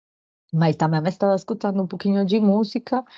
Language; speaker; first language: Portuguese; non-native, learner; Spanish